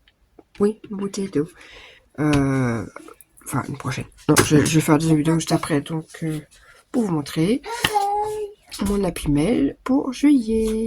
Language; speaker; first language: French; native; French